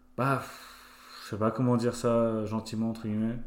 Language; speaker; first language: French; native; French